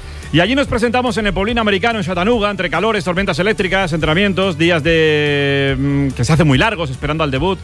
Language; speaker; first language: Spanish; native; Spanish